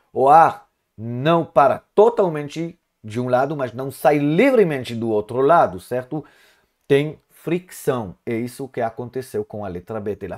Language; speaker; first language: Portuguese; non-native, fluent; Hebrew